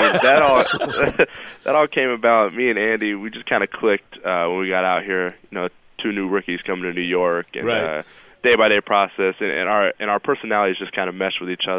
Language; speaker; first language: English; native; English